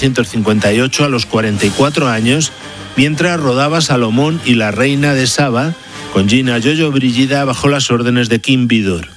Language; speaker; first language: Spanish; native; Spanish